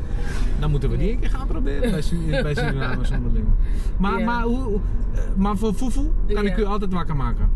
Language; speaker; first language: Dutch; native; Dutch